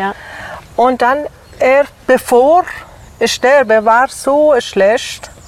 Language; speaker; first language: German; non-native, learner; Persian